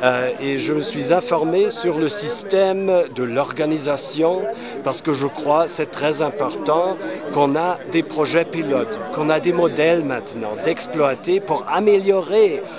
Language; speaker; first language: French; non-native, fluent; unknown